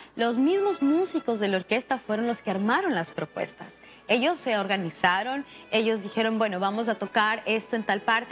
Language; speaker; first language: Spanish; native; Spanish